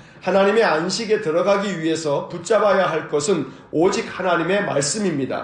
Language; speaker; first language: Korean; native; Korean